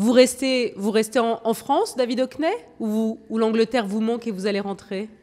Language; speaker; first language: French; native; French